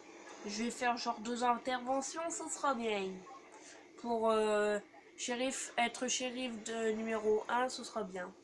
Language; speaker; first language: French; native; French